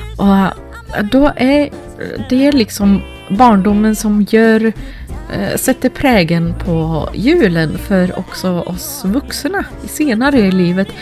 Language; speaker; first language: Swedish; early bilingual, other home language; Finnish